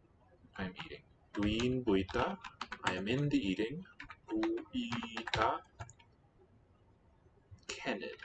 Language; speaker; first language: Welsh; non-native, learner; English